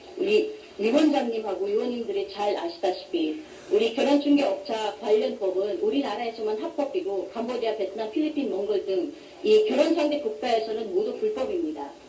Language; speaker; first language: Korean; non-native, fluent; Filipino